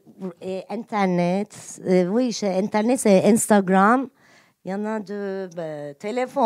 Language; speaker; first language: French; non-native, learner; Turkish